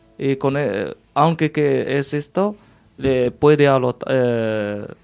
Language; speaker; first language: Spanish; non-native, learner; Arabic